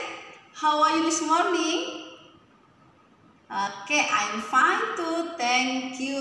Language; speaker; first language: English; non-native, learner; Indonesian